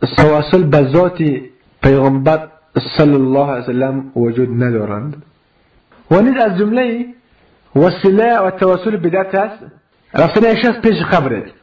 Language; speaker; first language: Persian; native; Persian